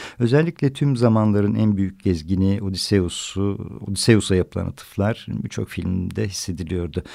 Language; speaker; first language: Turkish; native; Turkish